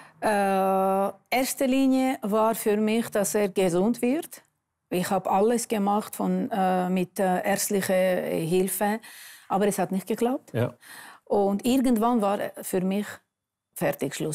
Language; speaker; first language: German; non-native, fluent; Armenian